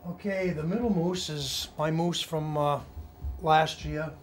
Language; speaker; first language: English; native; English